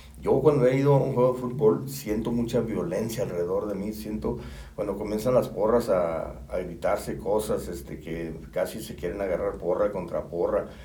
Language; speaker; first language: Spanish; native; Spanish